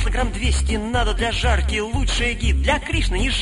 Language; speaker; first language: Russian; native; Russian